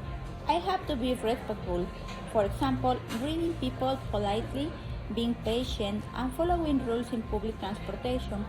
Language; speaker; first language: English; non-native, learner; Spanish